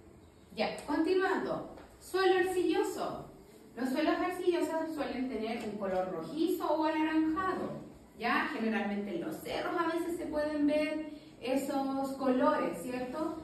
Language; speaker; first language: Spanish; native; Spanish